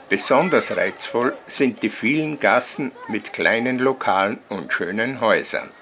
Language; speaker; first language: German; native; German